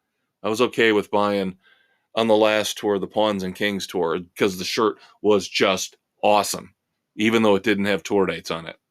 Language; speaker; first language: English; native; English